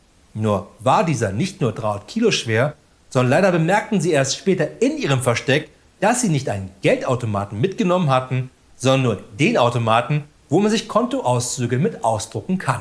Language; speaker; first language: German; native; German